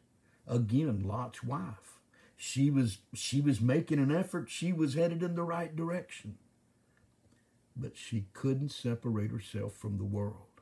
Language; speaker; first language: English; native; English